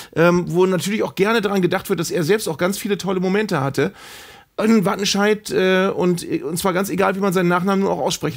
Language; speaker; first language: German; native; German